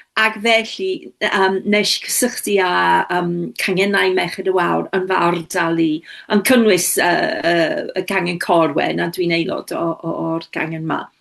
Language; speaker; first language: Welsh; non-native, local second language; English